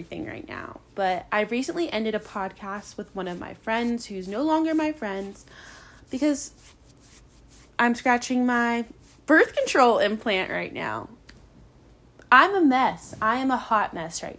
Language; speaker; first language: English; native; English